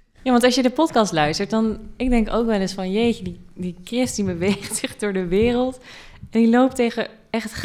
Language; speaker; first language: Dutch; native; Dutch